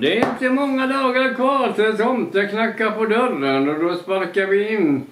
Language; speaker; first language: Swedish; native; Swedish